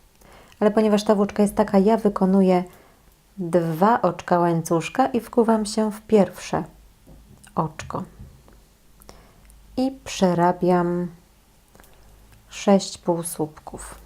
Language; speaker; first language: Polish; native; Polish